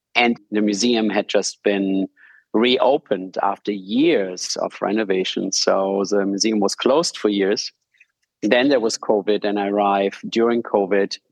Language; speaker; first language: English; non-native, fluent; German